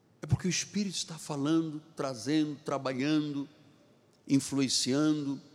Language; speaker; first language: Portuguese; native; Portuguese